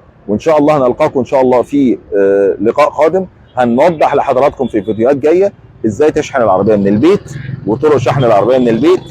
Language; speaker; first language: Arabic; native; Arabic